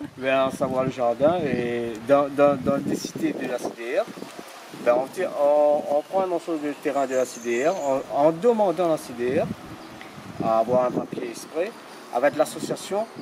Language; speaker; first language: French; non-native, local second language; Réunion Creole French